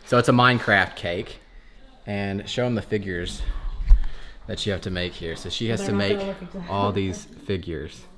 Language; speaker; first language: English; native; English